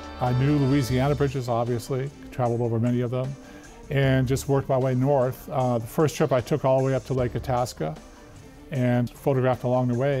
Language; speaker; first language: English; native; English